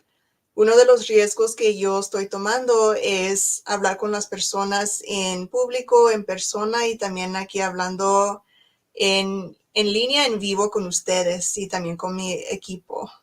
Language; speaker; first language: Spanish; early bilingual, heritage; Spanish